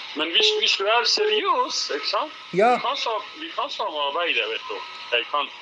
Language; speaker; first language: Norwegian; non-native, learner; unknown